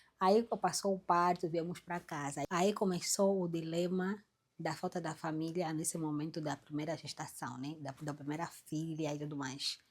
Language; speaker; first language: Portuguese; native; Portuguese